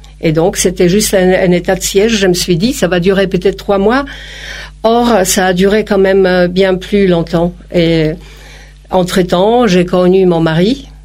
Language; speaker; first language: French; non-native, fluent; Polish